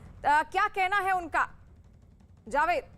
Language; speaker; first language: Hindi; native; Hindi